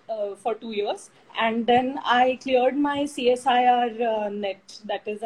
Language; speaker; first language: English; non-native, local second language; Marathi